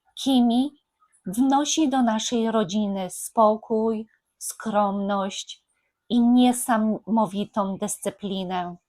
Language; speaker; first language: Polish; native; Polish